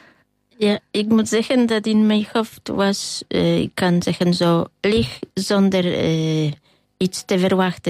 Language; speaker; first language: Dutch; non-native, fluent; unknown